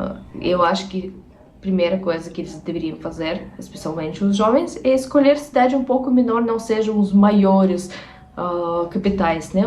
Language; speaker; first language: Portuguese; non-native, fluent; Russian